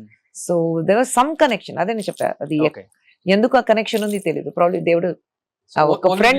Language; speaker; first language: Telugu; non-native, local second language; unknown